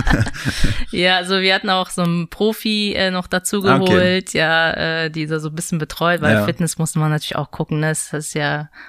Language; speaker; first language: German; native; German